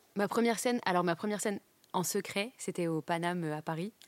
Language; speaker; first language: French; native; French